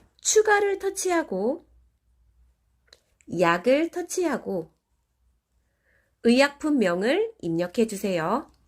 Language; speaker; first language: Korean; native; Korean